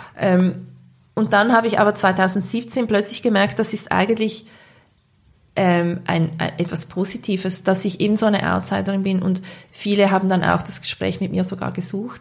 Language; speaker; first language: German; native; German